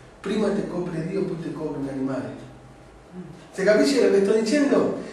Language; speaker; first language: Italian; non-native, fluent; Spanish